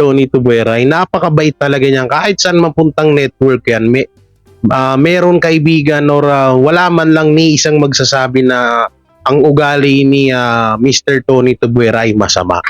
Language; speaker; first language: Filipino; native; Filipino